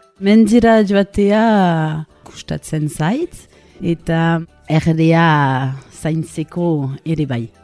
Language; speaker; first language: Basque; non-native, local second language; French